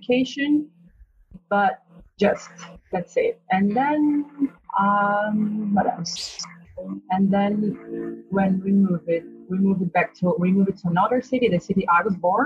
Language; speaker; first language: English; non-native, learner; Portuguese